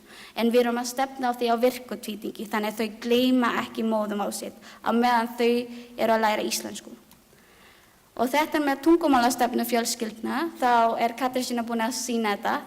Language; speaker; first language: Icelandic; non-native, learner; Filipino